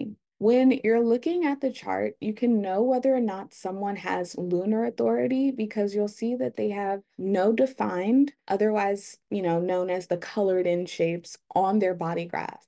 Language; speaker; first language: English; native; English